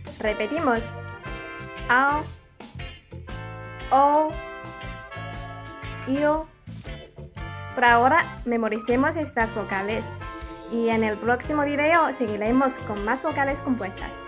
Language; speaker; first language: Spanish; non-native, fluent; Chinese